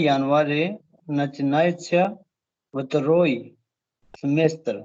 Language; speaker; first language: Russian; non-native, learner; Hindi